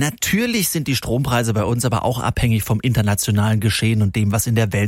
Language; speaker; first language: German; native; German